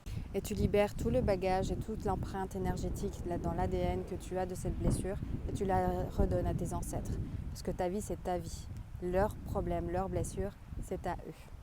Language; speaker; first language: French; native; French